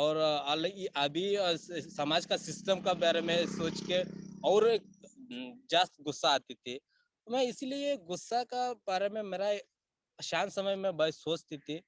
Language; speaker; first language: Hindi; non-native, local second language; Kannada